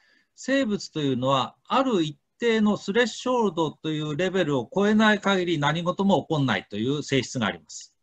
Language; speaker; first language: Japanese; native; Japanese